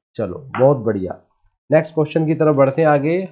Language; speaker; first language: Hindi; non-native, local second language; Punjabi